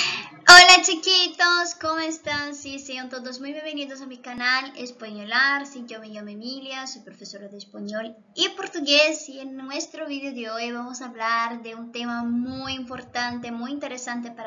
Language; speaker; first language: Spanish; non-native, local second language; Portuguese